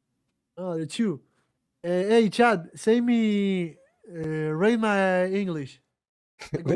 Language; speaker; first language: English; non-native, learner; Portuguese